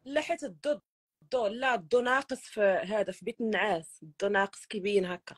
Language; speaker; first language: Arabic; native; Arabic